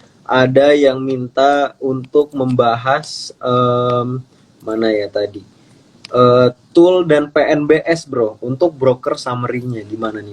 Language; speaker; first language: Indonesian; native; Indonesian